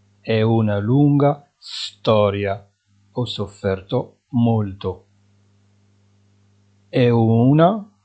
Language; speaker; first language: Italian; non-native, fluent; Arabic